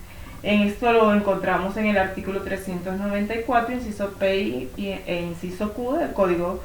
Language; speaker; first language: Spanish; native; Spanish